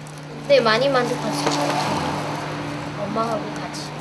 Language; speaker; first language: Korean; non-native, local second language; Lao